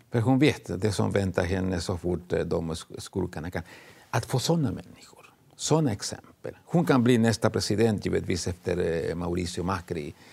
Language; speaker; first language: Swedish; non-native, fluent; Spanish